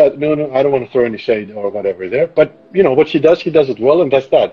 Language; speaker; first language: English; non-native, fluent; Greek